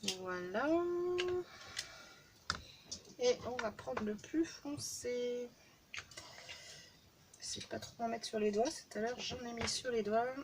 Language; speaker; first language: French; native; French